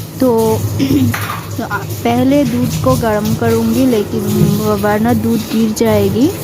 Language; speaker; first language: Hindi; non-native, local second language; Bangla